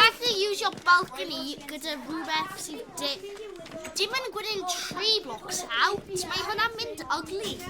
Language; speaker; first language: Welsh; non-native, local second language; English